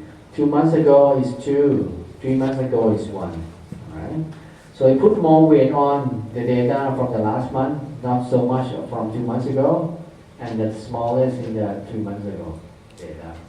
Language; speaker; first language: English; non-native, fluent; Thai